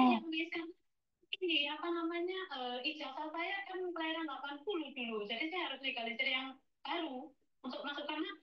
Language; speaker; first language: Indonesian; native; Indonesian